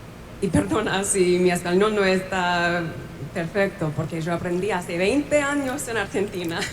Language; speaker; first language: Spanish; non-native, fluent; English